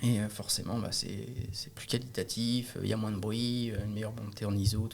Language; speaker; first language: French; native; French